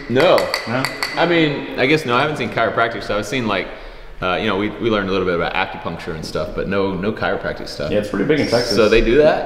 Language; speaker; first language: English; native; English